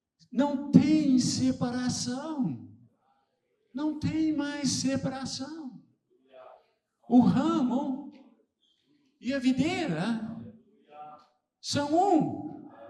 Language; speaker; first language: Portuguese; non-native, fluent; English